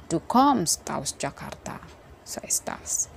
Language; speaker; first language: German; non-native, fluent; Indonesian